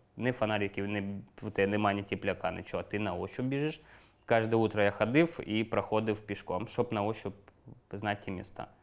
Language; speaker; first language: Ukrainian; non-native, local second language; Russian